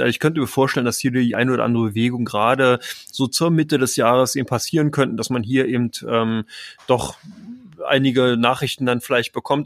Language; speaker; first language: German; native; German